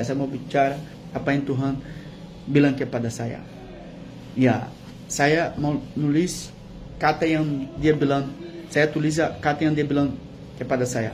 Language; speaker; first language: Indonesian; non-native, fluent; Portuguese